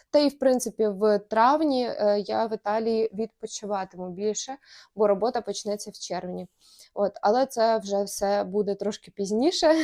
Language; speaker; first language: Ukrainian; native; Ukrainian